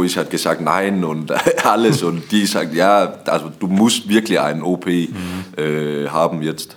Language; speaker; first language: German; non-native, learner; Danish